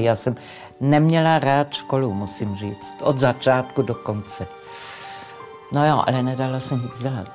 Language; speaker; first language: Czech; non-native, local second language; English